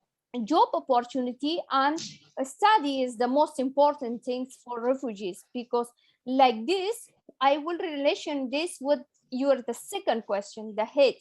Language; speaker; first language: English; non-native, fluent; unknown